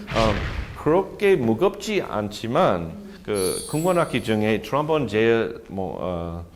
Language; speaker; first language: Korean; non-native, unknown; English